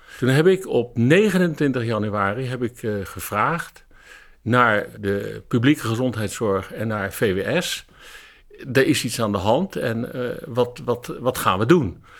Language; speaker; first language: Dutch; native; Dutch